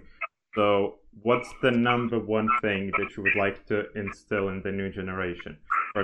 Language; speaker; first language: English; non-native, fluent; Lithuanian